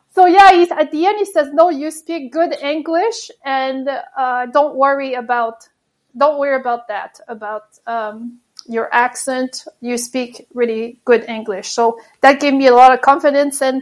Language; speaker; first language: English; non-native, fluent; French